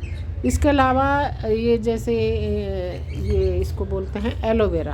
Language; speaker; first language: Hindi; native; Hindi